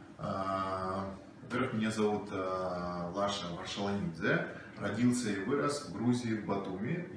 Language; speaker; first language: Russian; non-native, fluent; Georgian